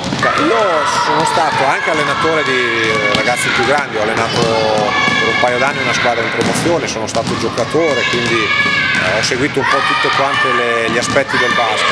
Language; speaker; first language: Italian; native; Italian